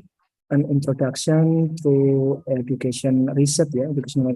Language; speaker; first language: English; non-native, learner; Indonesian